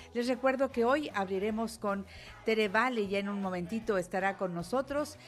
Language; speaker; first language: Spanish; native; Spanish